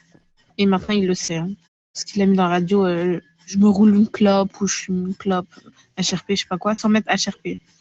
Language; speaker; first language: French; native; French